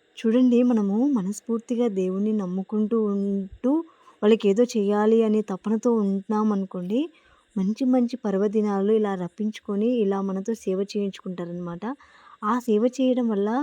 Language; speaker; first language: Telugu; native; Telugu